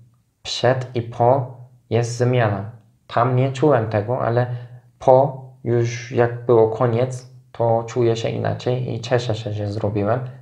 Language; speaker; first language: Polish; non-native, fluent; Turkish